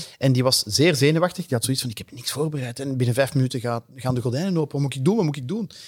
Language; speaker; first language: Dutch; non-native, local second language; French